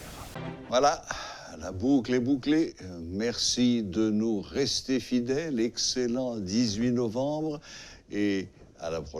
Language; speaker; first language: French; non-native, local second language; Haitian Creole